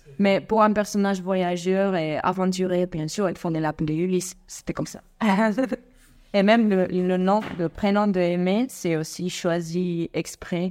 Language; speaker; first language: French; non-native, fluent; Spanish